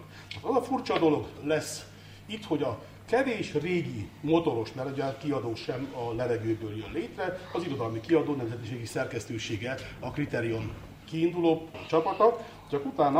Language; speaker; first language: Hungarian; native; Hungarian